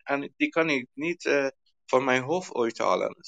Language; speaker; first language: Dutch; non-native, learner; Persian